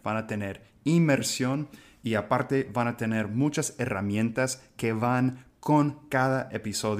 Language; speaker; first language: Spanish; non-native, fluent; English